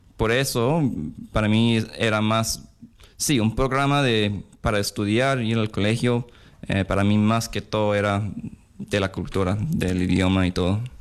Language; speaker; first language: Spanish; non-native, fluent; English